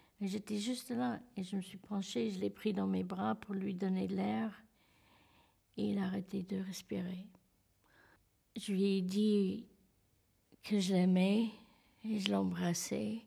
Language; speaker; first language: French; non-native, fluent; English